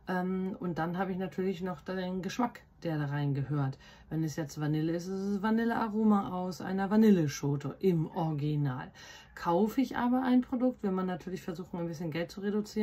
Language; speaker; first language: German; native; German